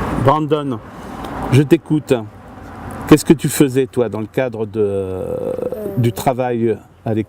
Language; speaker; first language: French; native; French